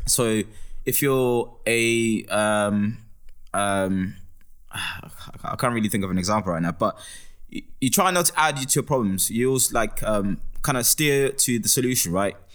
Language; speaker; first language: English; native; English